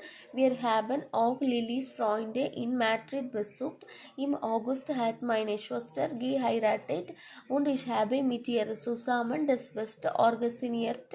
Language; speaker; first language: German; non-native, learner; Malayalam